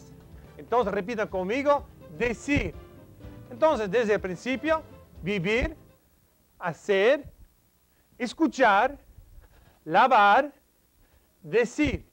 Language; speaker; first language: Spanish; non-native, fluent; English